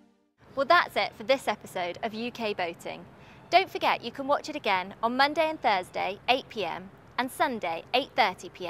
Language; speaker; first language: English; native; English